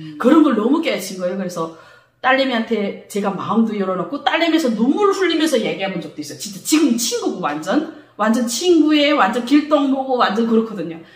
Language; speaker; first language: Korean; native; Korean